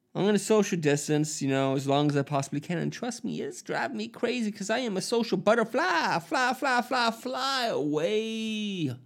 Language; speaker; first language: English; native; English